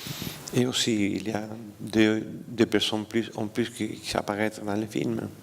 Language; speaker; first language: French; non-native, fluent; Spanish